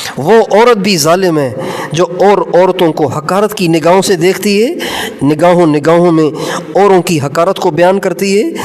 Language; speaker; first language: Urdu; native; Urdu